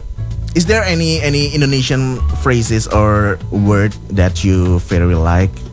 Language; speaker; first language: English; non-native, learner; Indonesian